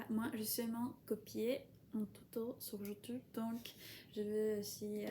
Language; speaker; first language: French; non-native, fluent; Spanish